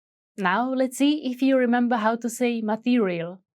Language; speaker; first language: English; non-native, fluent; Czech